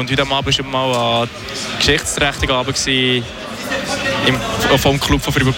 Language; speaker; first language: German; native; German